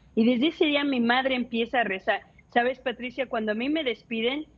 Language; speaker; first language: Spanish; native; Spanish